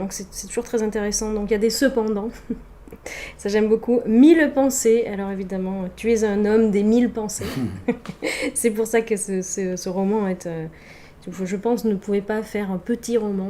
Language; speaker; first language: French; native; French